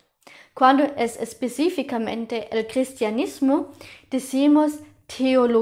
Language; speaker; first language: Spanish; non-native, fluent; German